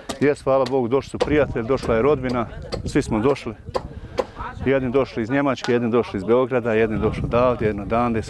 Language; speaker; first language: Bosnian; native; Bosnian